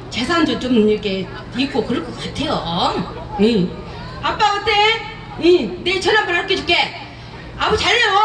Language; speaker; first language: Korean; non-native, fluent; Thai